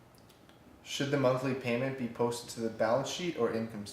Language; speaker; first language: English; native; English